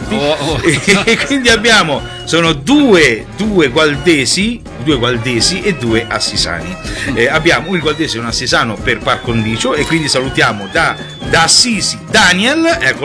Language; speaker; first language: Italian; native; Italian